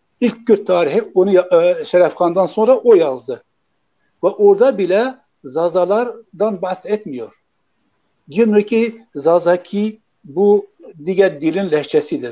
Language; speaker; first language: Turkish; non-native, local second language; Kurdish